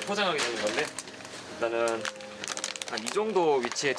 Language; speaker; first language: Korean; native; Korean